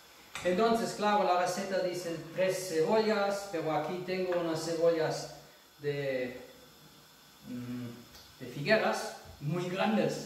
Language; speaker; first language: Spanish; non-native, fluent; German